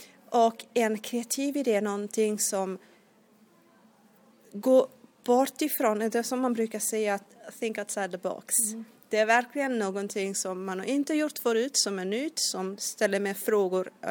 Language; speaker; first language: Swedish; non-native, fluent; Italian